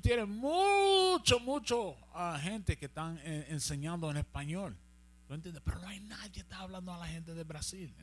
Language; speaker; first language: Spanish; early bilingual, heritage; Spanish